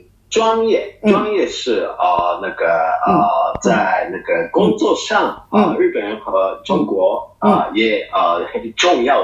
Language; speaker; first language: Chinese; non-native, fluent; Japanese